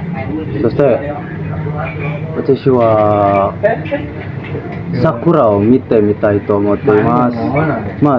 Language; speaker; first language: Japanese; non-native, learner; Indonesian